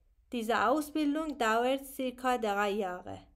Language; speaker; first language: German; non-native, learner; Persian